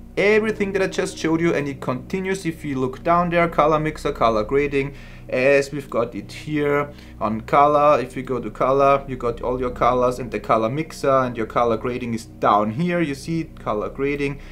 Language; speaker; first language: English; non-native, fluent; German